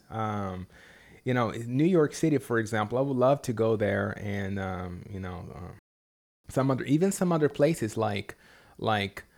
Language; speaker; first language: English; non-native, fluent; Portuguese